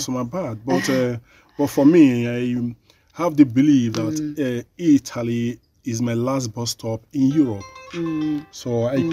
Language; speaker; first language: English; non-native, learner; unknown